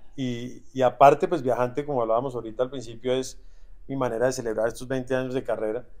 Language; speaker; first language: Spanish; native; Spanish